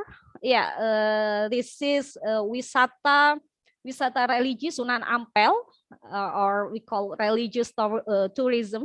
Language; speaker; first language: English; non-native, learner; Indonesian